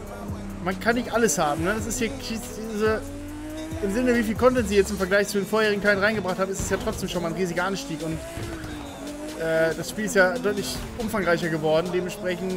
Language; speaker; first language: German; native; German